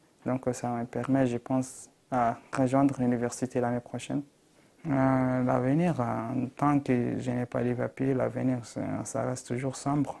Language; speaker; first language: French; non-native, local second language; Arabic